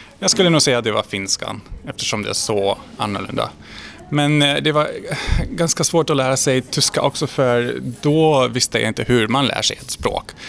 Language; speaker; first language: Swedish; non-native, fluent; Hungarian